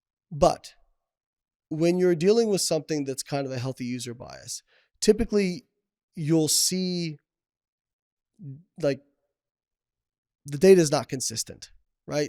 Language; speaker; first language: English; native; English